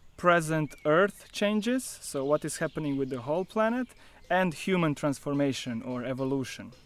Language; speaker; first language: English; non-native, fluent; Croatian